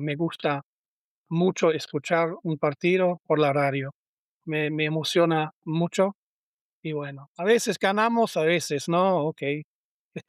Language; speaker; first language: Spanish; non-native, learner; German